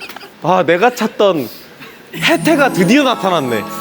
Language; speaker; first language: Korean; native; Korean